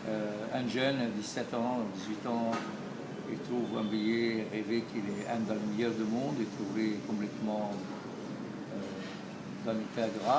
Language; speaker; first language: French; non-native, learner; Arabic